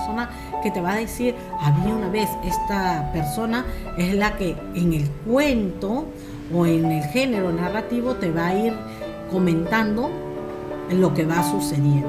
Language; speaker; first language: Spanish; native; Spanish